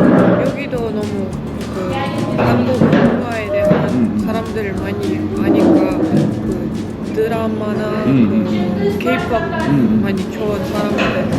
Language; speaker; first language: Korean; non-native, fluent; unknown